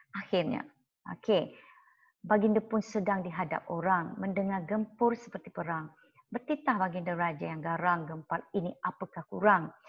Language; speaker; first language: Malay; non-native, local second language; Chinese